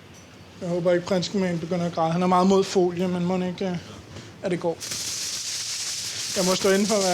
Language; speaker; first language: Danish; native; Danish